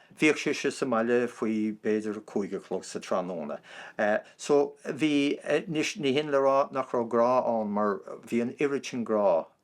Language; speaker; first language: Irish; non-native, local second language; English